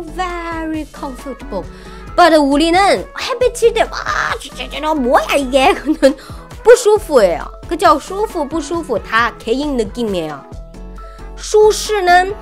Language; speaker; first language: Korean; non-native, fluent; Chinese